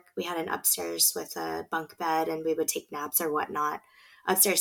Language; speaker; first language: English; native; English